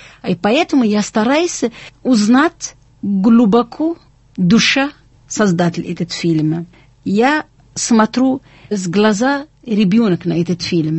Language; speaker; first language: Russian; non-native, fluent; Arabic